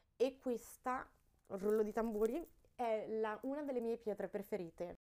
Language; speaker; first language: Italian; early bilingual, heritage; Italian